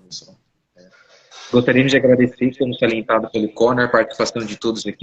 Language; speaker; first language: Portuguese; native; Portuguese